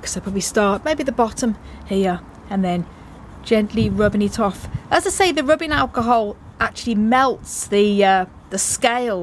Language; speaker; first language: English; native; English